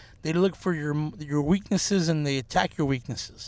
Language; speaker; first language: English; native; English